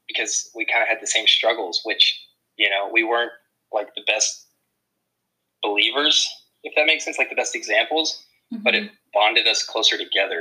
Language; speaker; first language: English; native; English